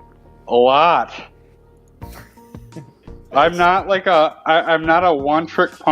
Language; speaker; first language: English; native; English